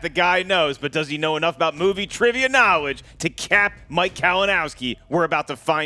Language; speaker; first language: English; native; English